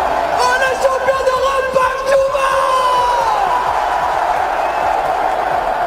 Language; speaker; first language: French; non-native, learner; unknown